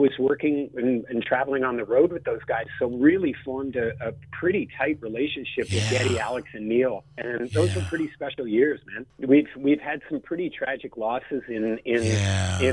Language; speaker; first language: English; native; English